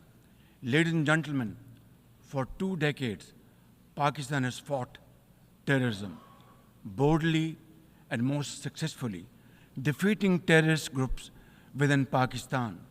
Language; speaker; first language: English; non-native, local second language; Urdu